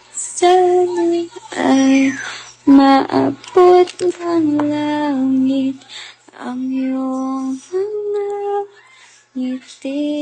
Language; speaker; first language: Filipino; native; Filipino